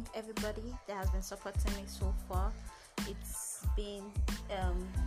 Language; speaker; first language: English; non-native, local second language; Yoruba